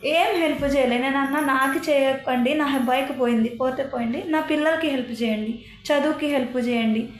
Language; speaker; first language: Telugu; non-native, local second language; Hindi